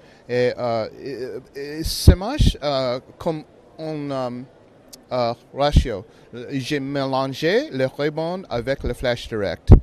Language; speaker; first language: French; non-native, learner; English